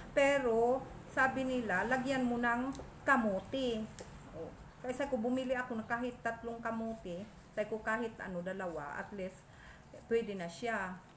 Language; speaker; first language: Filipino; non-native, local second language; Masbatenyo